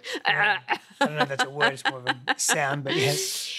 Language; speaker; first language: English; native; English